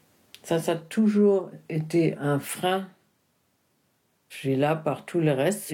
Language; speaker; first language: French; non-native, fluent; Spanish